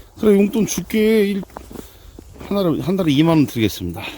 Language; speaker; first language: Korean; native; Korean